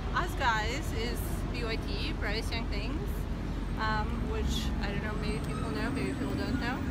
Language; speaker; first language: English; non-native, fluent; Serbian